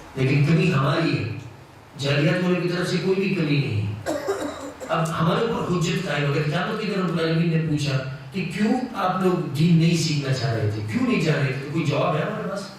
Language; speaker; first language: Urdu; non-native, local second language; Pashto